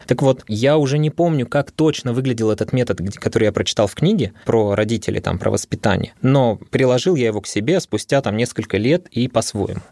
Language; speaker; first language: Russian; early bilingual, other home language; Arabic